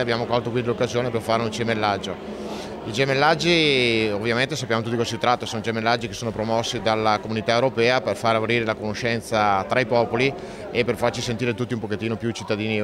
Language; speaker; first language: Italian; native; Italian